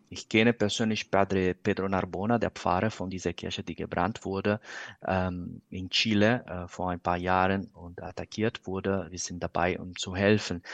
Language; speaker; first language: German; non-native, fluent; Portuguese